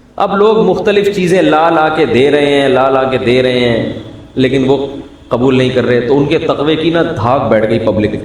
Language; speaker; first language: Urdu; native; Urdu